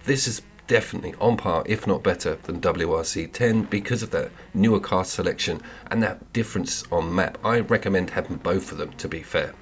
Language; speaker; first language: English; native; English